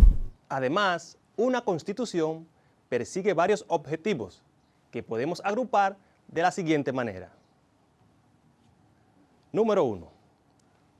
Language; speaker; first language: Spanish; native; Spanish